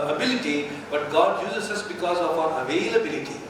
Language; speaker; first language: English; non-native, local second language; Telugu